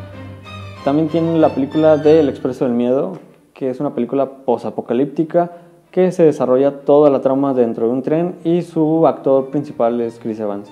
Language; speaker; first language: Spanish; native; Spanish